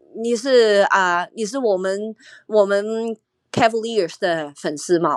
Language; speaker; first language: Chinese; non-native, local second language; Cantonese